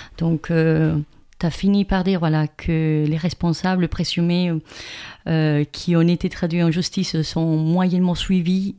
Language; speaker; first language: French; non-native, fluent; Spanish